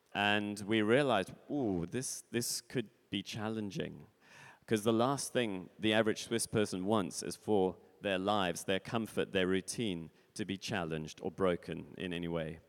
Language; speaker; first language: English; native; English